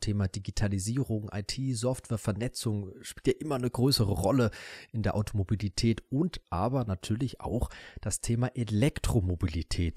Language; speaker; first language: German; native; German